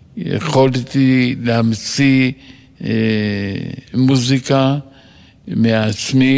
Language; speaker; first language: Hebrew; non-native, fluent; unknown